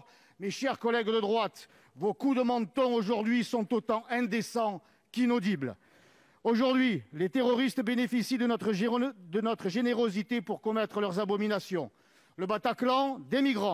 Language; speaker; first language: French; native; French